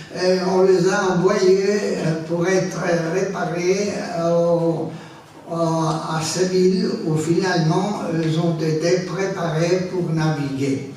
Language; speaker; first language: French; non-native, fluent; Spanish